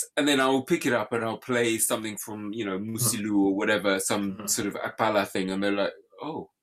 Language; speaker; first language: English; native; English